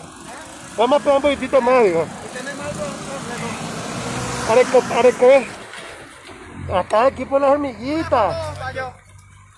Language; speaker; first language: Spanish; native; Spanish